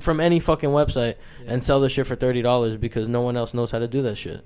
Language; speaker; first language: English; early bilingual, other home language; Spanish